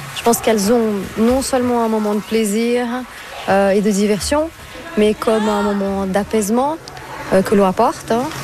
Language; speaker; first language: French; non-native, fluent; Portuguese